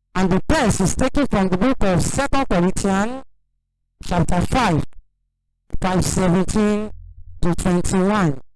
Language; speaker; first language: English; non-native, local second language; Yoruba